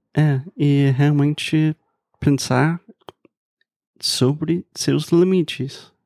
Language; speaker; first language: Portuguese; non-native, fluent; English